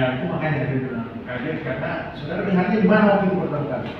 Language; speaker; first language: Indonesian; native; Indonesian